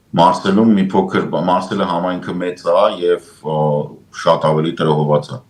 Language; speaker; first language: Armenian; native; Armenian